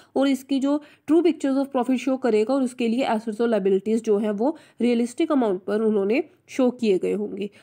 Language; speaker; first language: Hindi; non-native, local second language; Punjabi